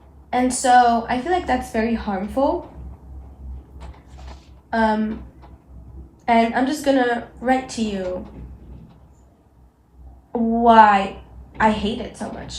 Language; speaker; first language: English; non-native, local second language; Arabic